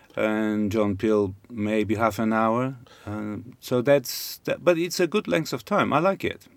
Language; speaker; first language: English; non-native, fluent; Polish